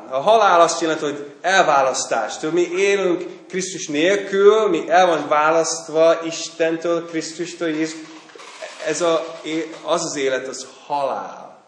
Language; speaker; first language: Hungarian; non-native, fluent; English